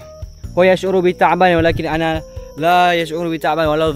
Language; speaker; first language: Arabic; non-native, learner; Malay